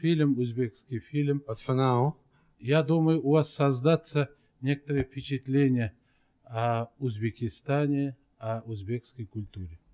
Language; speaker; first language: Russian; non-native, local second language; Uzbek